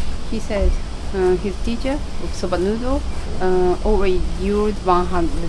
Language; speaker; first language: English; non-native, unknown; Japanese